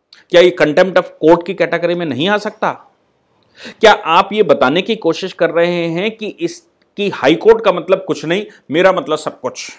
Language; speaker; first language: Hindi; native; Hindi